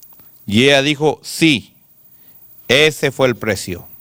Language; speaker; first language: Spanish; native; Spanish